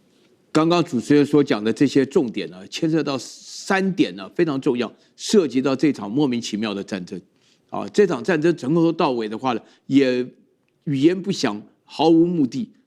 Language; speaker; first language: Chinese; native; Chinese